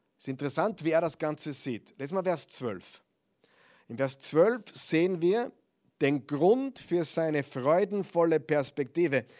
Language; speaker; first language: German; non-native, fluent; English